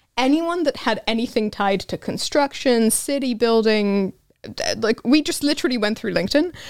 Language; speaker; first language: English; non-native, fluent; Hebrew